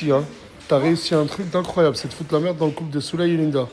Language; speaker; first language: French; native; French